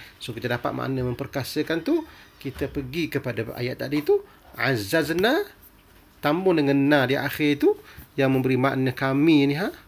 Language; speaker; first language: Malay; native; Malay